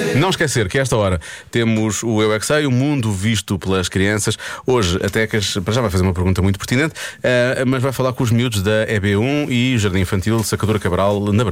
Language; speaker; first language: Portuguese; native; Portuguese